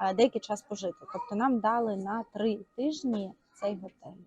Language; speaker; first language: Ukrainian; native; Ukrainian